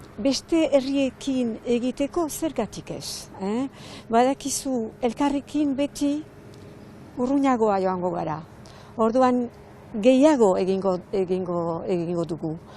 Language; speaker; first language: Basque; non-native, local second language; French